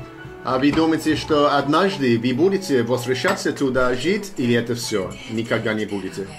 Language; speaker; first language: Russian; non-native, learner; English